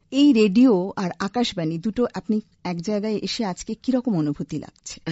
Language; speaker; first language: Bangla; native; Bangla